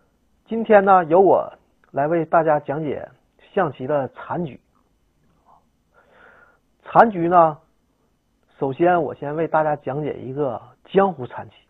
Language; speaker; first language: Chinese; native; Chinese